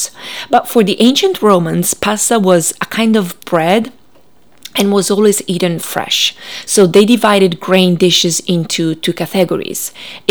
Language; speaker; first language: English; non-native, fluent; Italian